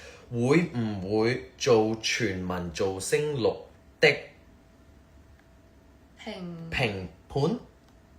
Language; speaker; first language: Chinese; early bilingual, heritage; Cantonese